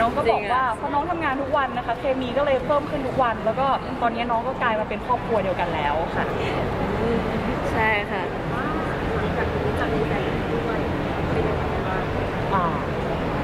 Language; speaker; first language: Thai; native; Thai